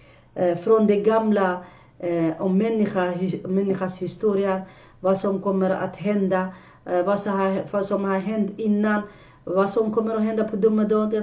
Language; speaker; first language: Swedish; non-native, fluent; Arabic